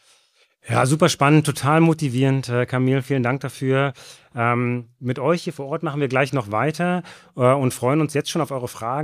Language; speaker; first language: German; native; German